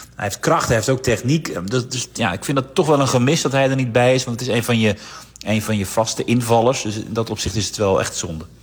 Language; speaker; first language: Dutch; early bilingual, other home language; Turkish